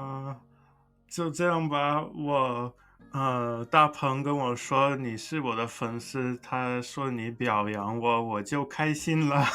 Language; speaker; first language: Chinese; non-native, fluent; English